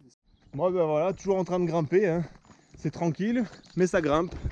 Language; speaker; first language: French; native; French